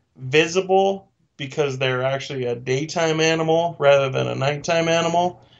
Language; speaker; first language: English; native; English